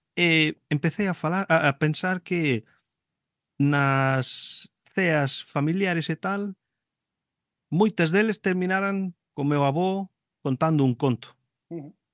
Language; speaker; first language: Galician; early bilingual, heritage; Galician